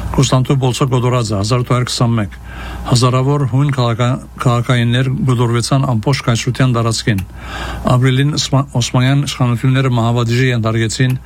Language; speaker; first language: Armenian; early bilingual, heritage; Armenian